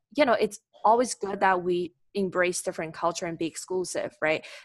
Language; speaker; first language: English; non-native, fluent; Chinese